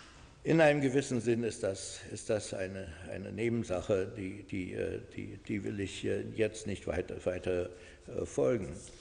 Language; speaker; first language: German; non-native, fluent; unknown